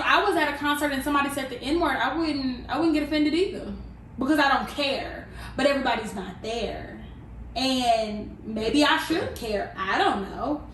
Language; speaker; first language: English; native; English